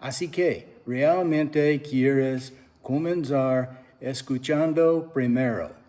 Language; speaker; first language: Spanish; non-native, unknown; English